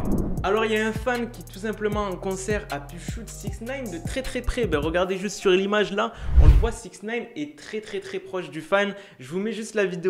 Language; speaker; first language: French; native; French